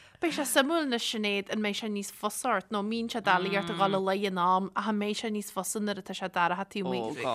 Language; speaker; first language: Irish; native; Irish